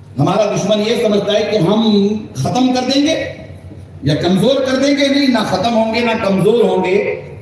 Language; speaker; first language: Urdu; native; Urdu